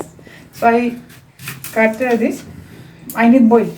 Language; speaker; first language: English; non-native, learner; Spanish